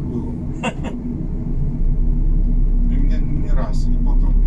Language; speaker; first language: Polish; non-native, learner; Russian